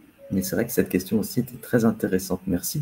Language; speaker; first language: French; native; French